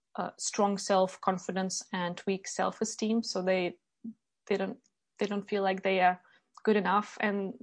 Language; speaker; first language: English; non-native, fluent; Ukrainian